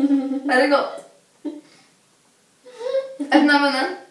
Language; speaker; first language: Swedish; early bilingual, other home language; Arabic